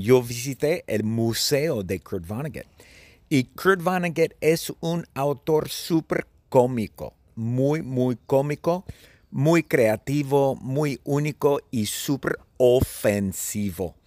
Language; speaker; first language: Spanish; non-native, fluent; English